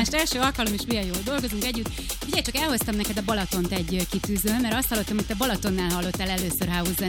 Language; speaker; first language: Hungarian; native; Hungarian